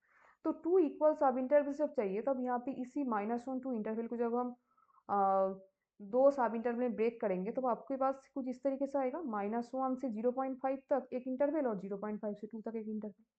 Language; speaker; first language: Hindi; native; Hindi